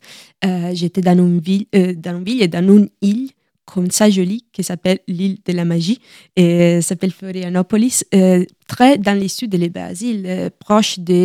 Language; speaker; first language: French; non-native, learner; Italian